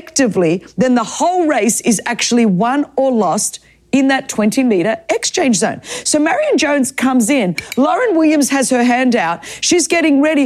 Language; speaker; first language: English; non-native, local second language; Greek